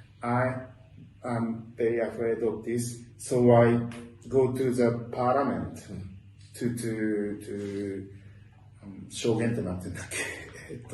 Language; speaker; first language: English; non-native, learner; Japanese